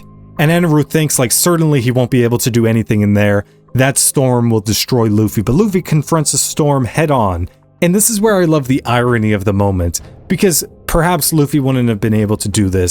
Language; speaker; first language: English; native; English